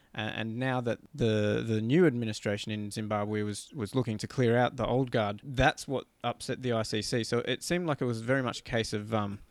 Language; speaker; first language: English; native; English